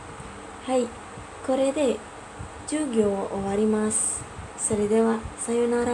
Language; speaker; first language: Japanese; non-native, fluent; Indonesian